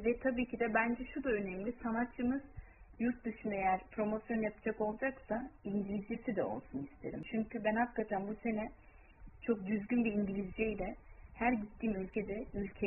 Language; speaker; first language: Turkish; early bilingual, heritage; Turkish